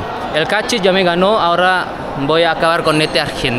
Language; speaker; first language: Spanish; non-native, fluent; Indonesian